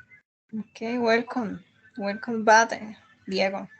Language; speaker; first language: English; non-native, learner; Spanish